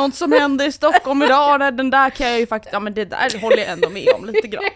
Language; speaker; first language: Swedish; native; Swedish